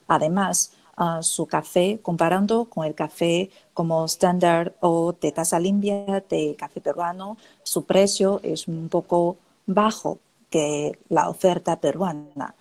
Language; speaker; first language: Spanish; non-native, fluent; Chinese